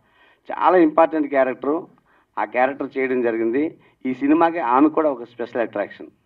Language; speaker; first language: Telugu; native; Telugu